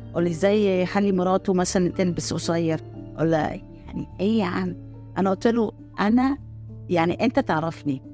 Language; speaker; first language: Arabic; non-native, fluent; Italian